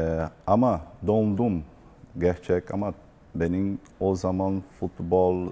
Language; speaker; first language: Turkish; non-native, learner; Portuguese